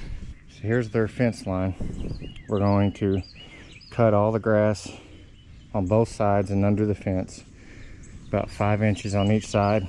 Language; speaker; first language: English; native; English